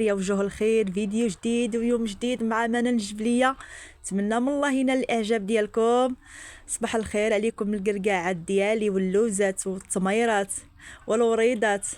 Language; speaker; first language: Arabic; native; Arabic